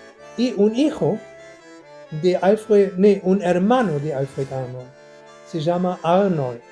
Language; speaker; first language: Spanish; non-native, learner; German